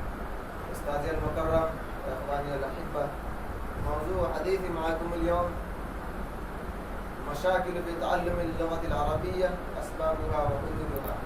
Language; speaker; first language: Arabic; non-native, learner; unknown